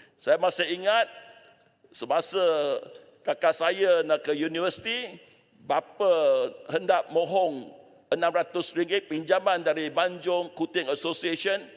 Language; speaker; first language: Malay; non-native, local second language; Chinese